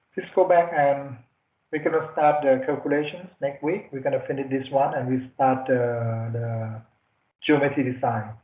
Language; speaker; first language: English; non-native, fluent; Thai